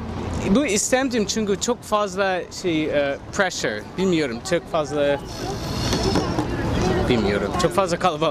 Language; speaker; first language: Turkish; non-native, learner; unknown